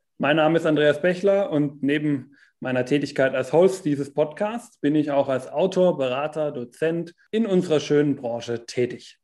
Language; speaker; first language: German; native; German